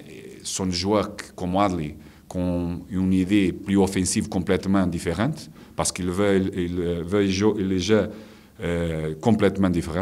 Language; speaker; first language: French; non-native, fluent; Portuguese